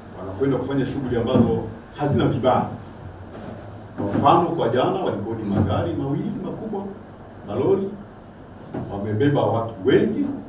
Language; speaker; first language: Swahili; native; Swahili